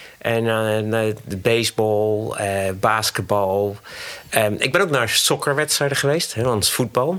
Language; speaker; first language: Dutch; native; Dutch